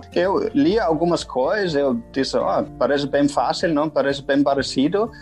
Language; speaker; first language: Portuguese; non-native, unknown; German